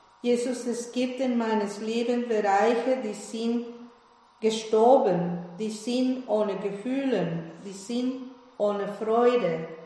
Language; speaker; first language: German; non-native, fluent; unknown